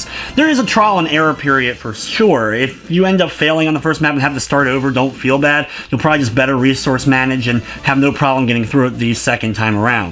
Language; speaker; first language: English; native; English